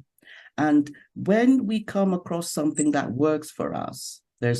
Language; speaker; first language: English; non-native, local second language; Yoruba